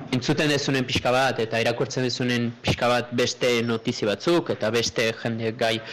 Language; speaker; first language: Basque; early bilingual, other home language; Portuguese